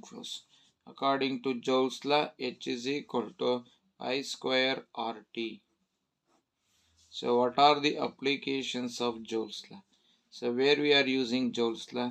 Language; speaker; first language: English; non-native, local second language; Kannada